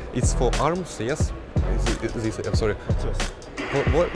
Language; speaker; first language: English; non-native, learner; Russian